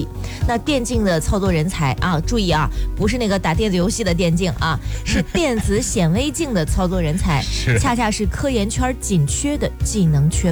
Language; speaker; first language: Chinese; native; Chinese